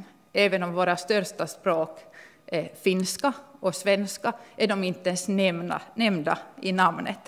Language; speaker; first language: Swedish; non-native, local second language; Finnish